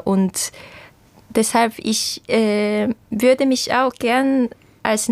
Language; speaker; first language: German; non-native, fluent; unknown